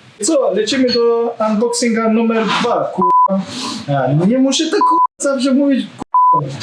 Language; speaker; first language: Polish; non-native, learner; Russian